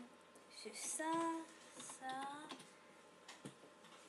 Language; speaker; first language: French; non-native, local second language; English